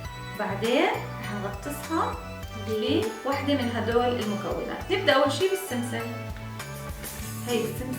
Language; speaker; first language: Arabic; native; Arabic